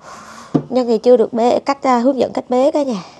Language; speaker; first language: Vietnamese; native; Vietnamese